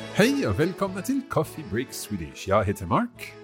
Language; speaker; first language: Swedish; non-native, learner; English